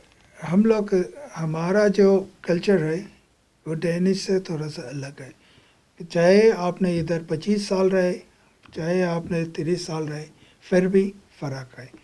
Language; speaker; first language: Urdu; non-native, fluent; Bangla